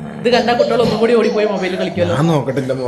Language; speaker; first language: Malayalam; native; Malayalam